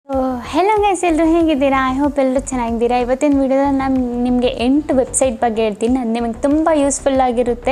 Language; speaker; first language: Kannada; native; Kannada